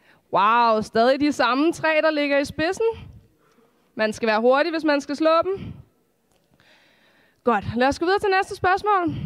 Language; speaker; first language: Danish; native; Danish